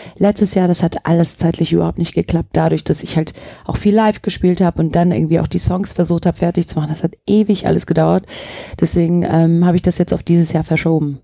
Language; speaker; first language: German; early bilingual, other home language; Turkish